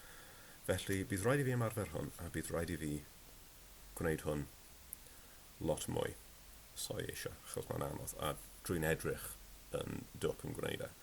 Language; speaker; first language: Welsh; non-native, learner; English